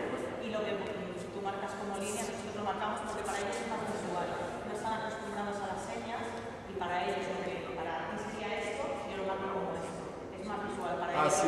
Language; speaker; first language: Spanish; native; Spanish